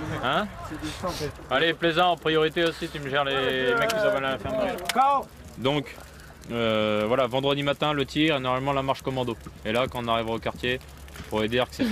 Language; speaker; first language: French; native; French